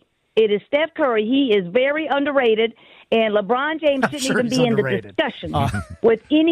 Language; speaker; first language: English; native; English